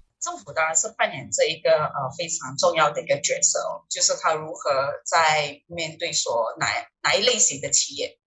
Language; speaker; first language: Chinese; native; Chinese